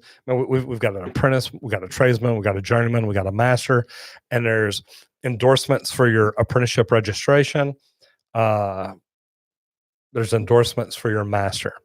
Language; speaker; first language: English; native; English